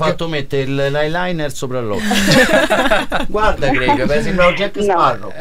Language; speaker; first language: Italian; native; Italian